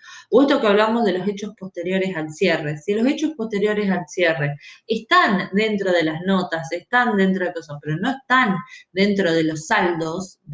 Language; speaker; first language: Spanish; native; Spanish